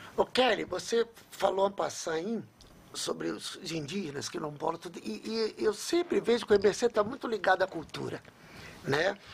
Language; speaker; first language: Portuguese; native; Portuguese